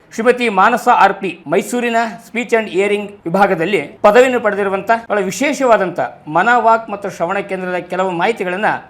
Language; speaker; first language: Kannada; native; Kannada